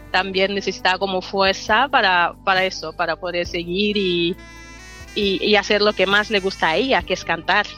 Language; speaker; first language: Spanish; non-native, fluent; Wolof